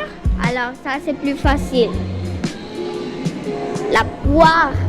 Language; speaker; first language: French; non-native, fluent; Spanish